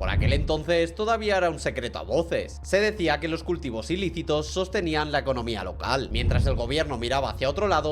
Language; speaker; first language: Spanish; native; Spanish